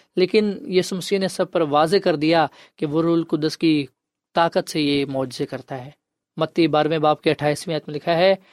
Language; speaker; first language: Urdu; non-native, local second language; Punjabi